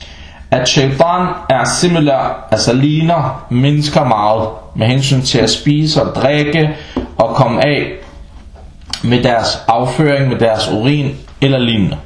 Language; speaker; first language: Danish; non-native, fluent; Arabic